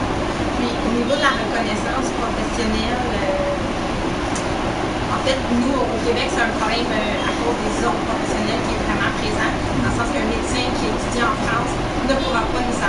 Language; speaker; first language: French; native; French